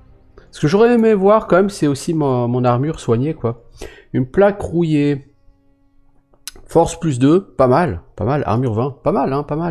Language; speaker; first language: French; native; French